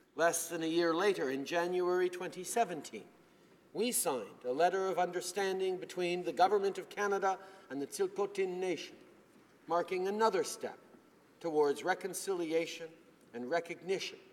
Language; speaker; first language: English; early bilingual, other home language; French